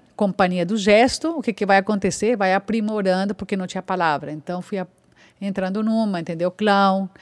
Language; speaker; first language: Portuguese; non-native, fluent; Spanish